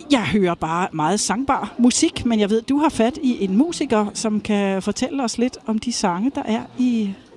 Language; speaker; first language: Danish; native; Danish